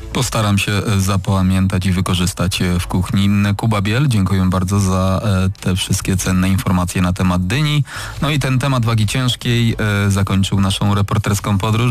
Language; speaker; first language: Polish; native; Polish